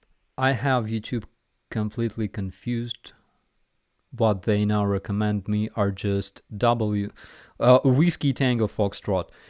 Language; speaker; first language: English; non-native, fluent; Ukrainian